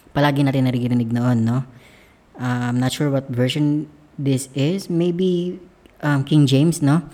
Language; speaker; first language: English; non-native, local second language; Filipino